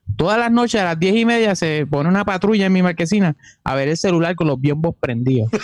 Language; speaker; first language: Spanish; native; Spanish